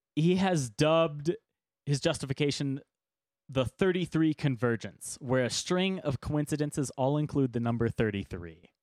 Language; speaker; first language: English; native; English